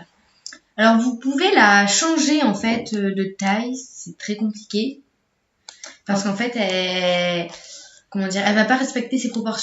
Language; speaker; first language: French; native; French